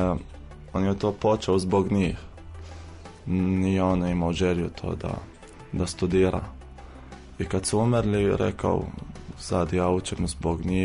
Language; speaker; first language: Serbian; non-native, fluent; Arabic